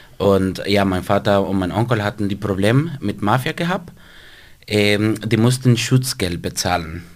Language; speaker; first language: German; non-native, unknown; Spanish